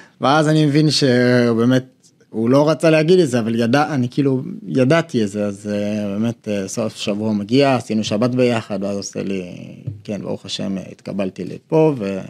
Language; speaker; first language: Hebrew; early bilingual, other home language; Amharic